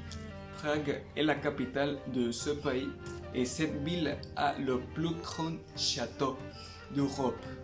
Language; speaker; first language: French; non-native, learner; Spanish